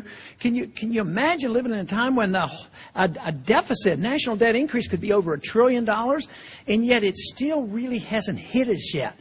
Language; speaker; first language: English; native; English